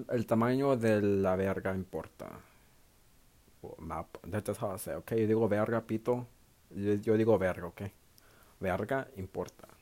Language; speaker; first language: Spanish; early bilingual, heritage; Spanish